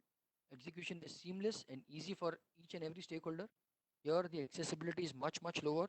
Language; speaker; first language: English; non-native, local second language; Hindi